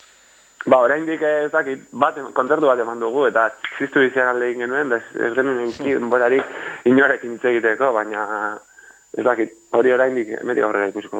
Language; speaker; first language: Basque; native; Basque